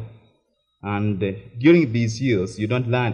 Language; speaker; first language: English; non-native, local second language; Ganda